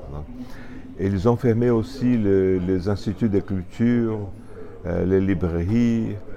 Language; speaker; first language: French; non-native, fluent; Portuguese